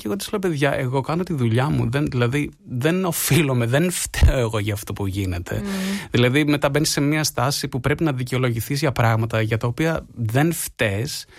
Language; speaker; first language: Greek; early bilingual, heritage; Greek